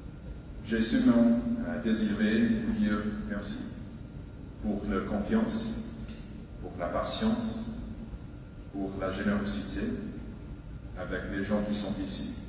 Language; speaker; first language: French; non-native, fluent; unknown